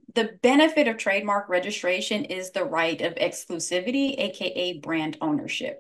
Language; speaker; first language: English; native; English